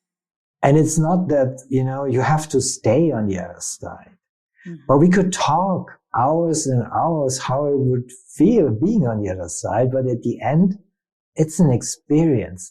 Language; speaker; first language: English; non-native, fluent; German